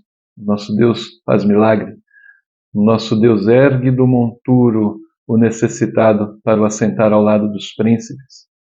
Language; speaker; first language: Portuguese; native; Portuguese